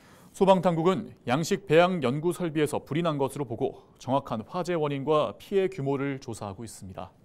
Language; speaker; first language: Korean; native; Korean